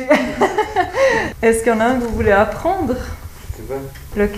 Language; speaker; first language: French; native; French